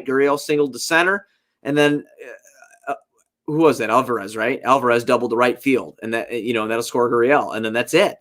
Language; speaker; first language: English; native; English